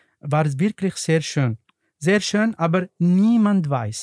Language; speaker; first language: German; non-native, learner; Arabic